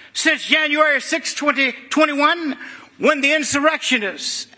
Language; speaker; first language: English; native; English